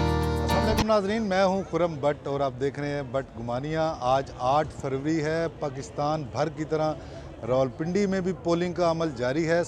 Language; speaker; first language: Urdu; non-native, local second language; Punjabi